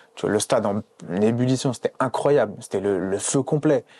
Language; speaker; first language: French; native; French